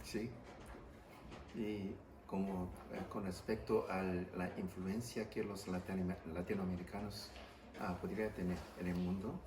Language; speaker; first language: Spanish; non-native, fluent; English